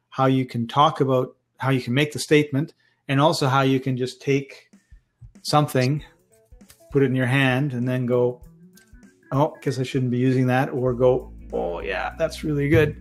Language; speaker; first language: English; native; English